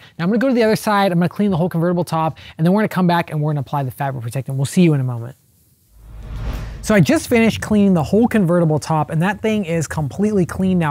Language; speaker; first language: English; native; English